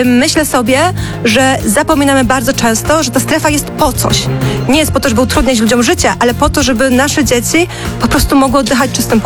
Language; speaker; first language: Polish; native; Polish